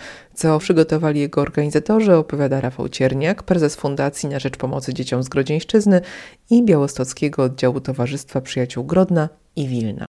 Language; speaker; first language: Polish; native; Polish